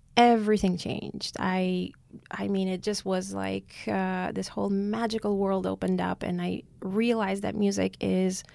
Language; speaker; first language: English; non-native, fluent; Armenian